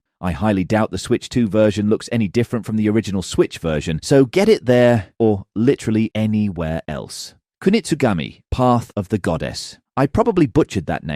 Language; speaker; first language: English; native; English